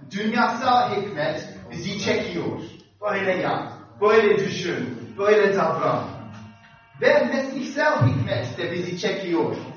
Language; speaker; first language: Turkish; non-native, fluent; English